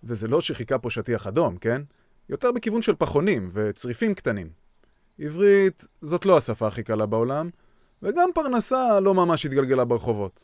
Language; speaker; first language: Hebrew; native; Hebrew